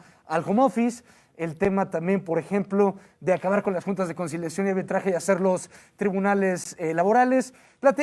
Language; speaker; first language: Spanish; native; Spanish